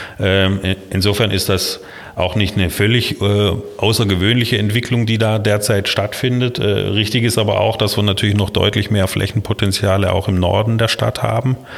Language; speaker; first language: German; native; German